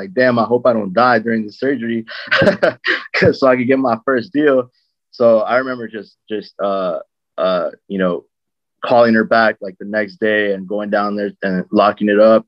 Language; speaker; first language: English; native; English